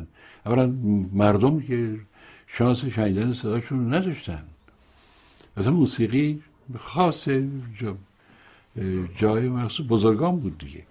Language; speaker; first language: Persian; native; Persian